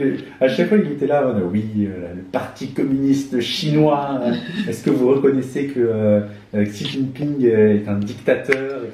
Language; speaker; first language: French; native; French